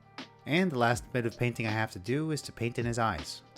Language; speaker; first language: English; native; English